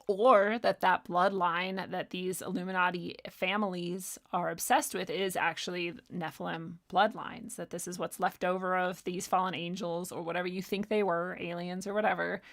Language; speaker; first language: English; native; English